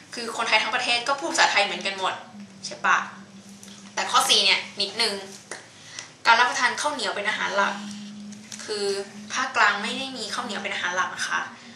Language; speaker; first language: Thai; native; Thai